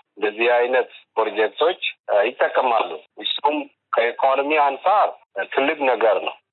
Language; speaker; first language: Amharic; non-native, local second language; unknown